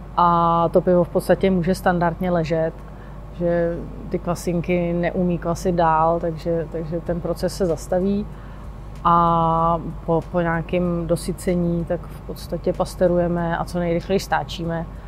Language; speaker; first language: Czech; native; Czech